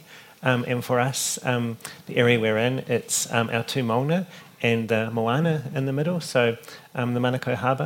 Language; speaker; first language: English; native; English